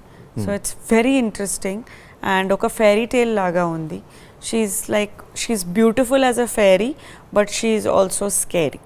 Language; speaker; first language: Telugu; non-native, learner; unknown